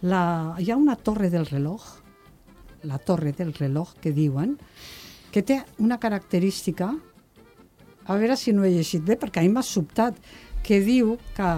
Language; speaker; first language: Catalan; native; Catalan